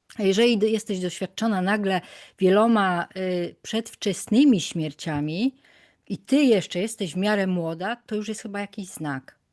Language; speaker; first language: Polish; native; Polish